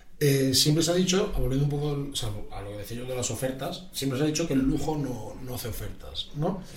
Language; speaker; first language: Spanish; native; Spanish